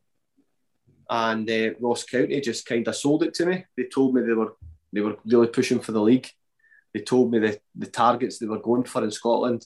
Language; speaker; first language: English; native; English